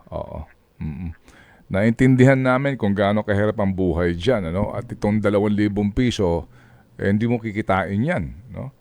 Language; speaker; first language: Filipino; native; Filipino